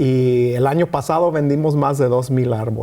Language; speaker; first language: Spanish; early bilingual, heritage; Spanish